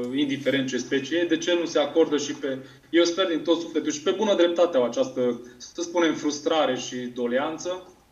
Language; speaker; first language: Romanian; native; Romanian